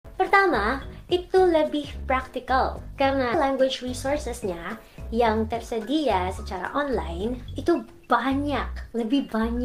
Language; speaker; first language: Indonesian; non-native, fluent; Filipino